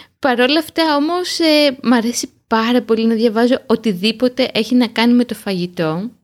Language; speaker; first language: Greek; native; Greek